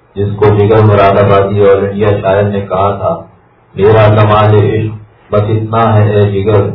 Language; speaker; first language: Urdu; native; Urdu